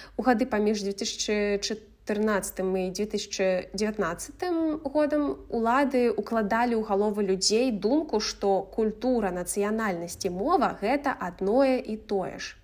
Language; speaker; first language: Belarusian; non-native, local second language; Russian